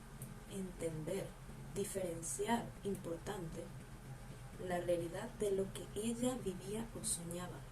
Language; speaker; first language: Spanish; native; Spanish